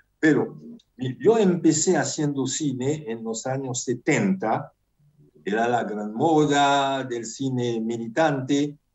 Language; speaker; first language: Spanish; non-native, fluent; Haitian Creole